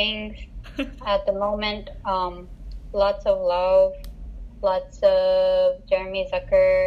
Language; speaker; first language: English; non-native, local second language; Filipino